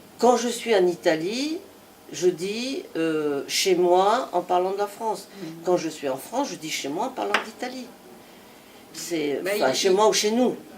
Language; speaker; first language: French; non-native, fluent; Italian